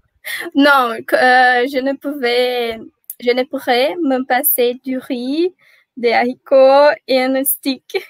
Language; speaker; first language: French; non-native, learner; Portuguese